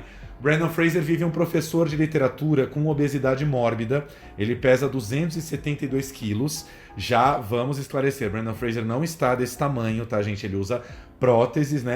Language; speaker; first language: Portuguese; native; Portuguese